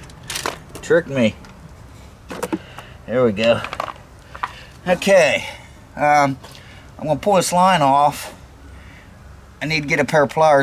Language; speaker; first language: English; native; English